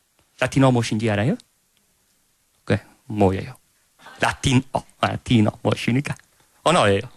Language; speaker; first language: Korean; non-native, fluent; Italian